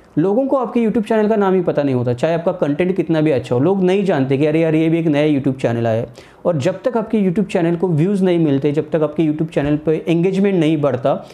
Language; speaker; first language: Hindi; non-native, local second language; Marathi